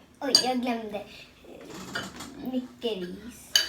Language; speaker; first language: Swedish; early bilingual, other home language; Thai